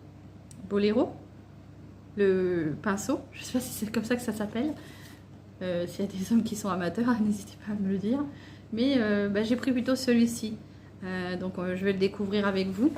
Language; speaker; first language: French; native; French